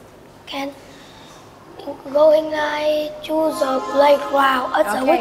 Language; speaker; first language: English; non-native, learner; Vietnamese